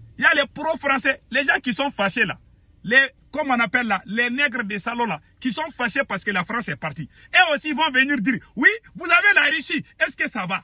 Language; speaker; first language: French; non-native, local second language; Bambara